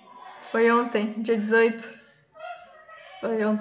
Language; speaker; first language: Portuguese; native; Portuguese